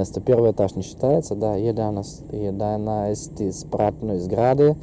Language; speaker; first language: Russian; native; Russian